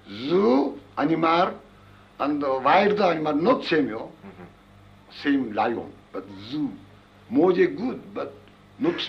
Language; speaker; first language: English; non-native, learner; Japanese